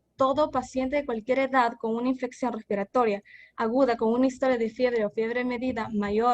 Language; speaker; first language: Spanish; native; Spanish